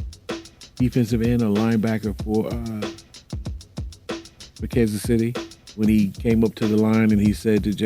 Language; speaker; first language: English; native; English